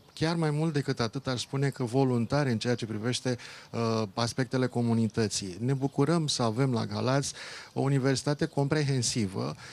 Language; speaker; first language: Romanian; native; Romanian